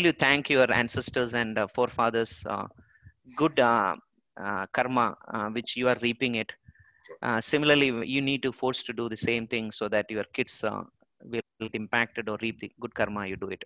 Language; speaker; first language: English; non-native, local second language; Malayalam